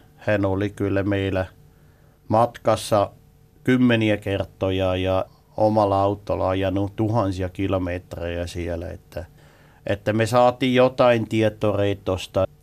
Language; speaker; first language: Finnish; non-native, fluent; Swiss German